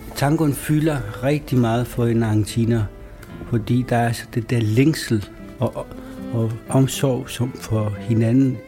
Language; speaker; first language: Danish; non-native, fluent; Spanish